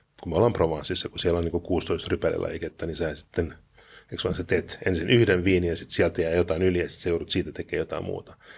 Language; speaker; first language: Finnish; early bilingual, heritage; Finnish